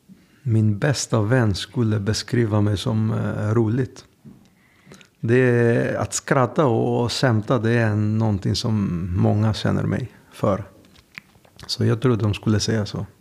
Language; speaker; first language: Swedish; non-native, fluent; Greek